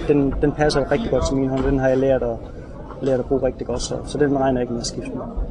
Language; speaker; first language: Danish; native; Danish